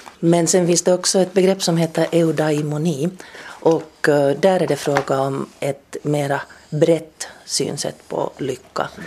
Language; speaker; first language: Swedish; native; Swedish